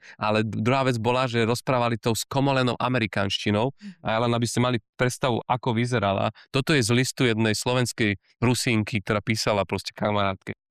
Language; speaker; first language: Slovak; native; Slovak